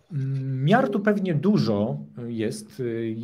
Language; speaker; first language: Polish; native; Polish